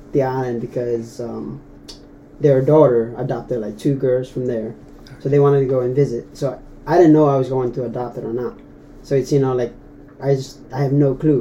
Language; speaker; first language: English; non-native, fluent; Tetum